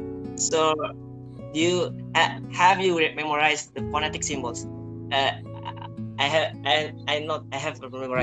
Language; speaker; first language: English; non-native, fluent; Indonesian